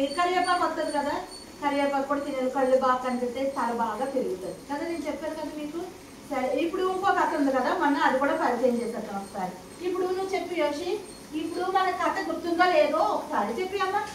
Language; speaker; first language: Telugu; native; Telugu